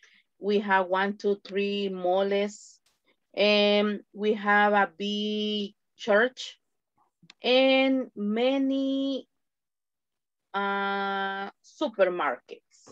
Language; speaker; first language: English; non-native, fluent; Spanish